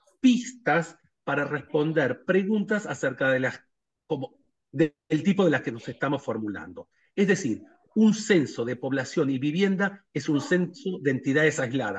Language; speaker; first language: Spanish; native; Spanish